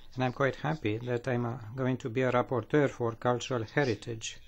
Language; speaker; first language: English; non-native, fluent; Romanian